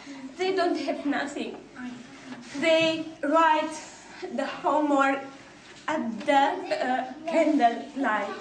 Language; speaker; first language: English; non-native, learner; Arabic